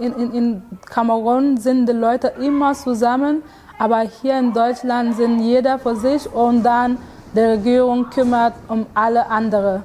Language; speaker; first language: German; non-native, learner; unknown